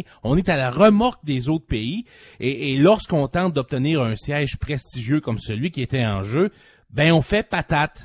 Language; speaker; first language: French; native; French